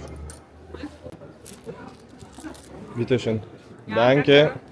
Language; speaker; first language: German; non-native, learner; French